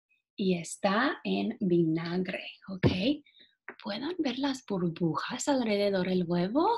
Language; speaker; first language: Spanish; non-native, fluent; English